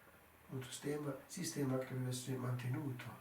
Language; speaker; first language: Italian; non-native, fluent; English